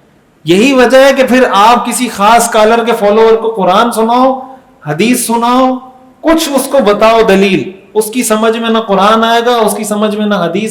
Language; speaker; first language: Urdu; native; Urdu